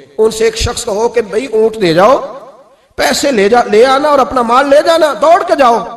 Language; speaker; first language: Urdu; non-native, local second language; Punjabi